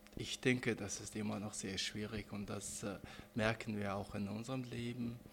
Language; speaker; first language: German; non-native, fluent; Mongolian